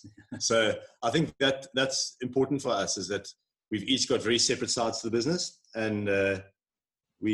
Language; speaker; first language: English; native; English